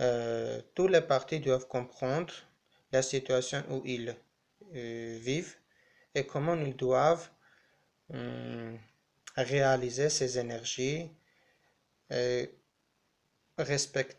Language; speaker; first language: French; non-native, learner; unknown